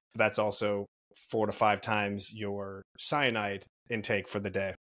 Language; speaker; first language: English; native; English